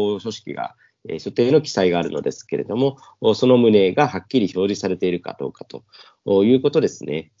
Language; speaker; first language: Japanese; native; Japanese